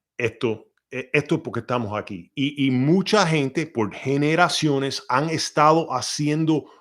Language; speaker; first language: Spanish; early bilingual, heritage; Spanish